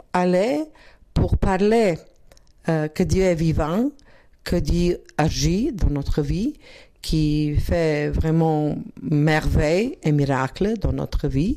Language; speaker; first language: French; non-native, learner; Croatian